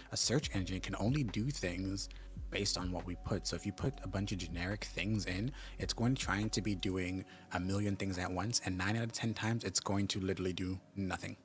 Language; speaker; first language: English; native; English